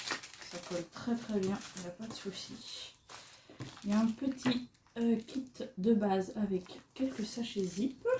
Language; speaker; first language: French; native; French